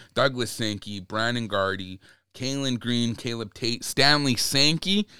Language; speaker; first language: English; native; English